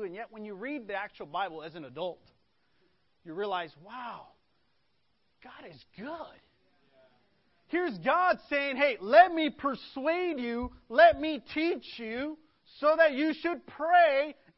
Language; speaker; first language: English; early bilingual, other home language; Spanish